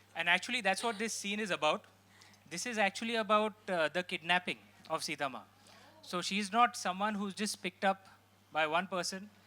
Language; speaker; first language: English; non-native, local second language; Hindi